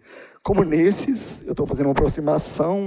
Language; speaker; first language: Portuguese; native; Portuguese